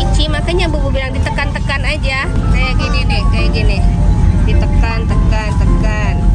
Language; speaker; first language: Indonesian; native; Indonesian